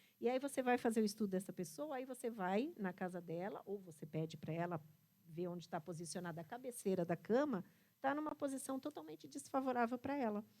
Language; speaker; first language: Portuguese; early bilingual, other home language; Italian